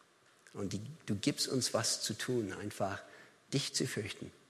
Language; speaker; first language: German; non-native, fluent; English